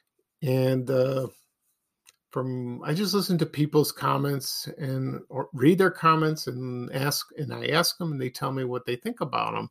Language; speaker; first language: English; native; English